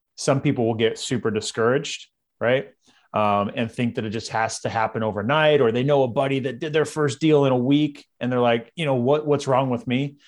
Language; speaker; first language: English; native; English